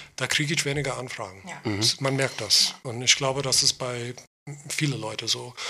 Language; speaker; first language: German; non-native, fluent; English